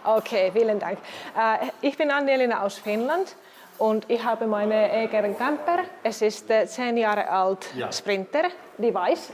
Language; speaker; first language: German; non-native, learner; Finnish